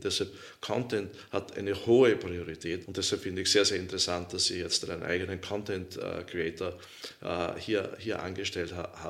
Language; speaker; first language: German; native; German